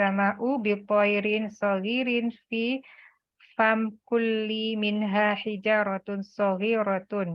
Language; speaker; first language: Arabic; non-native, learner; Indonesian